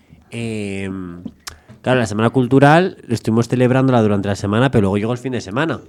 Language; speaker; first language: Spanish; native; Spanish